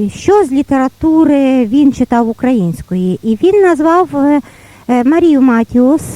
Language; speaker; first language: Ukrainian; native; Ukrainian